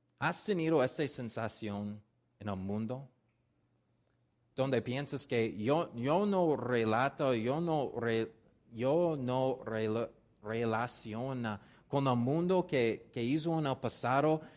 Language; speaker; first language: Spanish; non-native, learner; English